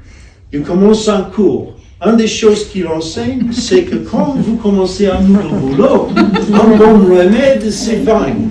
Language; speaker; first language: French; non-native, fluent; English